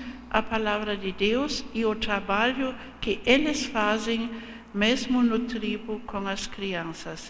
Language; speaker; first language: Portuguese; non-native, fluent; German